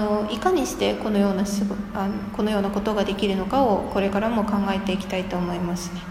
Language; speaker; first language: Japanese; non-native, fluent; Chinese